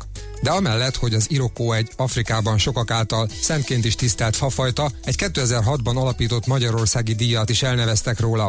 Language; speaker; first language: Hungarian; native; Hungarian